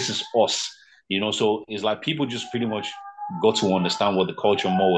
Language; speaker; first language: English; non-native, local second language; Yoruba